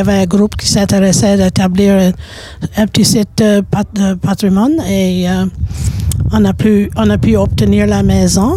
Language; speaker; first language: French; native; French